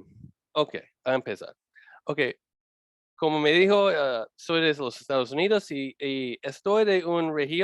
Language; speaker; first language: Spanish; non-native, learner; English